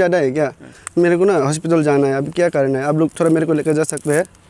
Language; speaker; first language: Hindi; non-native, local second language; Kok Borok